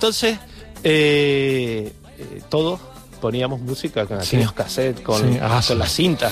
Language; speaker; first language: Spanish; native; Spanish